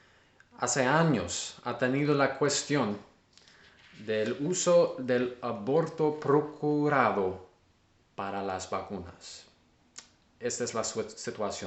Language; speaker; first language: Spanish; non-native, learner; English